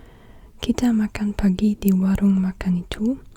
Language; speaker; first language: Indonesian; non-native, learner; English